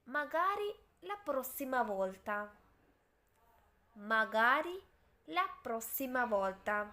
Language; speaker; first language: Italian; non-native, fluent; Urdu